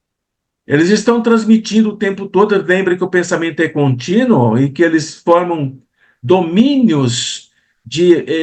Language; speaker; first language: Portuguese; native; Portuguese